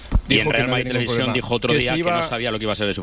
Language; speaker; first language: Spanish; native; Spanish